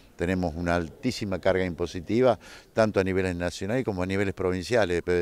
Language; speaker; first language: Spanish; native; Spanish